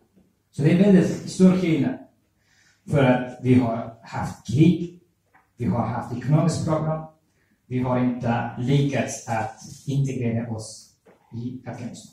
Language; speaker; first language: Swedish; non-native, fluent; Persian